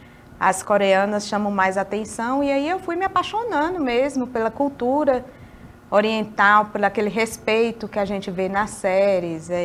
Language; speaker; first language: Portuguese; native; Portuguese